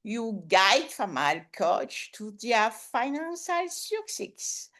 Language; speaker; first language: English; non-native, learner; French